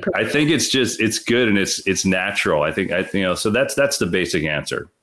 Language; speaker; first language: English; native; English